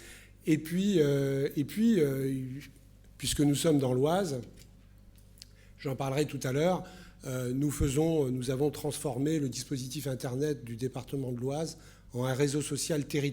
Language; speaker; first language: French; native; French